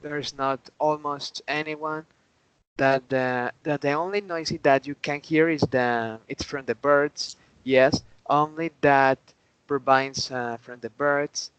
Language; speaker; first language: English; non-native, learner; Spanish